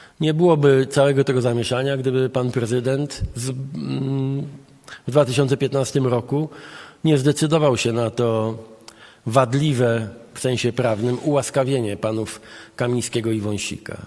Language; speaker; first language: Polish; native; Polish